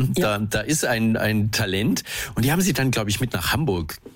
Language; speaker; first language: German; native; German